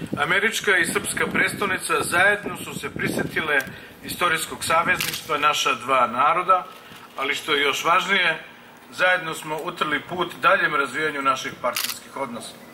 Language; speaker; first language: Serbian; native; Serbian